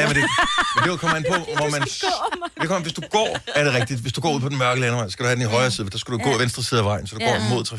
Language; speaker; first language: Danish; native; Danish